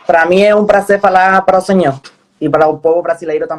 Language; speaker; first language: Portuguese; non-native, fluent; Spanish